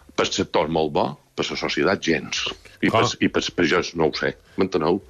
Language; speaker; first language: Catalan; native; Catalan